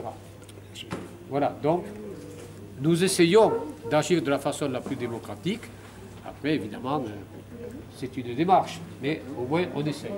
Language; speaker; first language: French; native; French